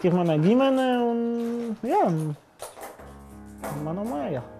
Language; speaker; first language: Latvian; non-native, learner; Polish